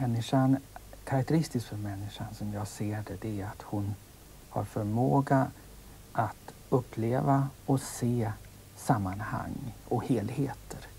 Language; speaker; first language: Swedish; native; Swedish